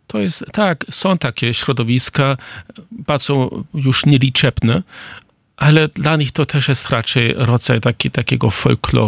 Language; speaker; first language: Polish; non-native, fluent; German